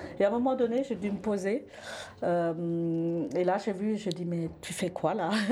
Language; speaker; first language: French; non-native, fluent; German